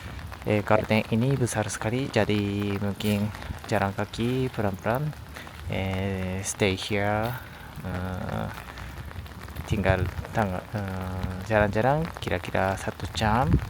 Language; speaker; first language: Indonesian; non-native, learner; Japanese